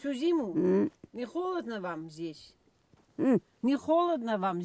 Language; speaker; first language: Russian; non-native, fluent; Dutch